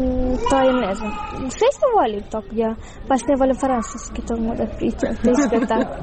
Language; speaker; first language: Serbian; non-native, learner; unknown